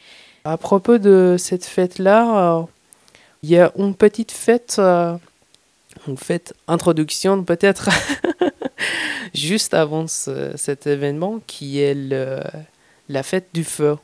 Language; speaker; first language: French; non-native, fluent; Persian